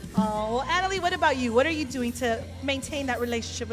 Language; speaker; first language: English; early bilingual, other home language; Spanish